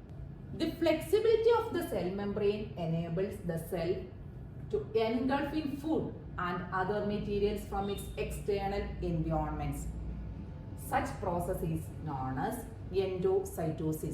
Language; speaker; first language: English; non-native, local second language; Malayalam